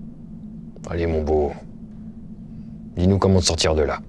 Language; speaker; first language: French; native; French